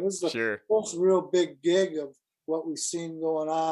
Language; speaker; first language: English; native; English